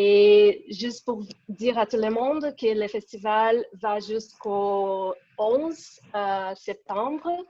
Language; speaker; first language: French; non-native, fluent; Portuguese